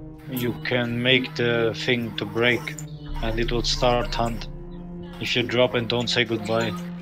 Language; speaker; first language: English; non-native, learner; German